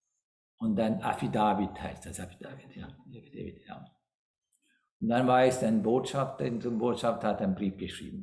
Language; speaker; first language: German; non-native, fluent; Sinhala